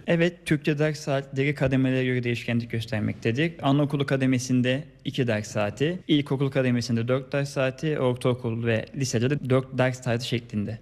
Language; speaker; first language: Turkish; native; Turkish